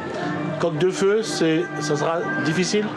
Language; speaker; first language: French; native; French